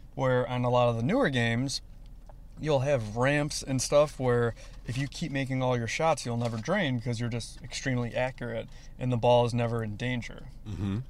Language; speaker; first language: English; native; English